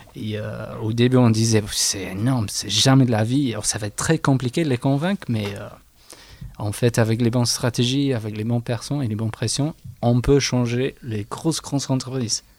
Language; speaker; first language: French; non-native, fluent; English